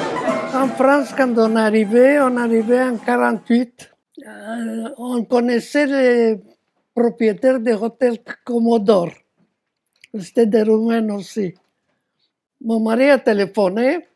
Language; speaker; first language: French; non-native, fluent; Romanian